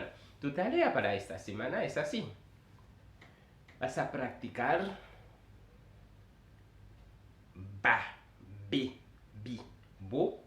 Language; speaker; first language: Spanish; non-native, fluent; Haitian Creole